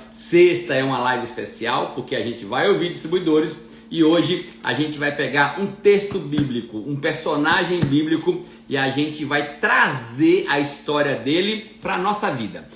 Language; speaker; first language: Portuguese; native; Portuguese